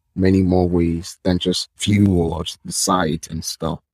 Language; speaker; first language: English; non-native, local second language; Yoruba